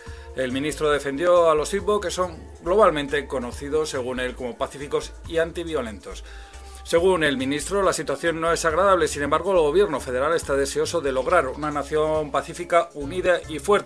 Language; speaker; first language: Spanish; native; Spanish